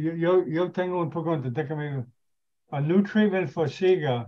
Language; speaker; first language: Spanish; non-native, learner; English